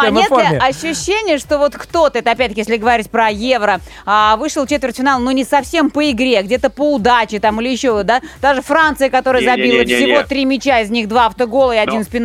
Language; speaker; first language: Russian; native; Russian